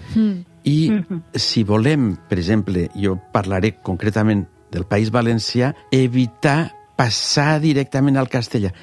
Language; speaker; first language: Catalan; native; Catalan